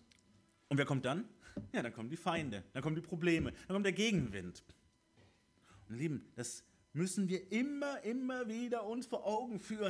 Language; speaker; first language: German; native; German